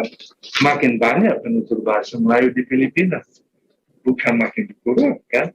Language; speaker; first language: Indonesian; non-native, fluent; English